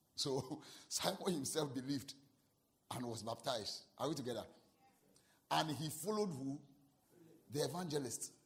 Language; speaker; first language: English; non-native, local second language; Akan